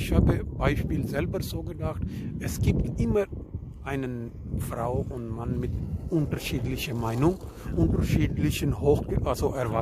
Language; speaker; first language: German; non-native, learner; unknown